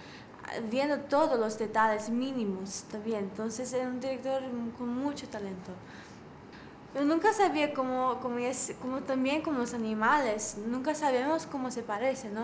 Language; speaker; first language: Spanish; non-native, fluent; English